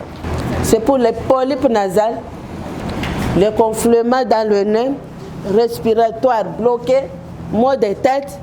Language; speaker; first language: French; non-native, local second language; Lingala